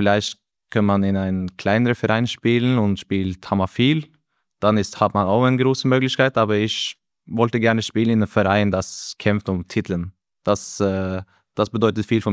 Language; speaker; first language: German; non-native, learner; Norwegian